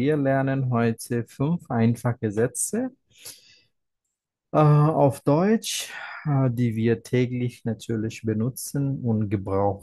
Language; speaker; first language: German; non-native, fluent; Bangla